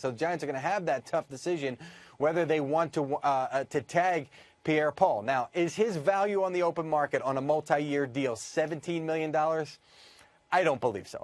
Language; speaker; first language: English; native; English